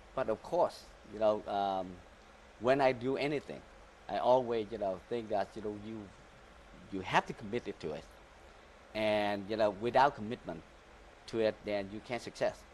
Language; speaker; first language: English; early bilingual, other home language; Vietnamese